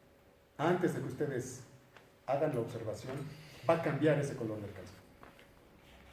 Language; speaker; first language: Spanish; native; Spanish